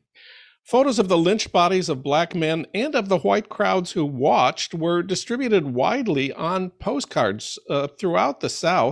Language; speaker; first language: English; native; English